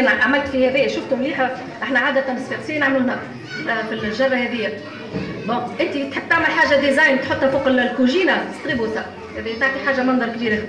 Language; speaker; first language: Arabic; native; Arabic